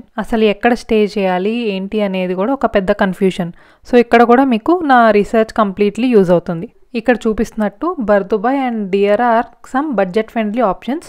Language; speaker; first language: Telugu; native; Telugu